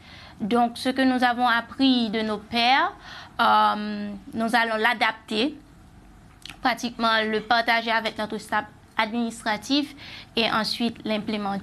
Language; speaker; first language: French; non-native, local second language; Haitian Creole